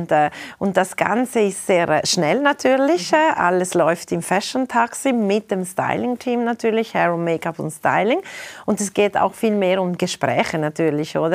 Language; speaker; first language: German; non-native, local second language; Italian